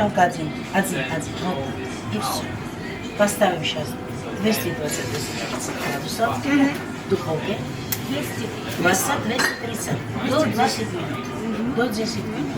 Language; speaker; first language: Russian; non-native, learner; Georgian